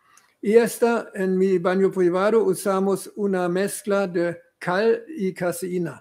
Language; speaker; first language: Spanish; non-native, fluent; German